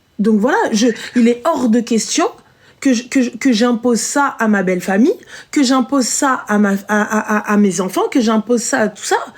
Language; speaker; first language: French; early bilingual, other home language; Arabic